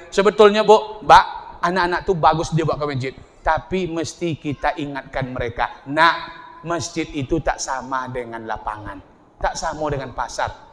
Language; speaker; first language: Malay; native; Malay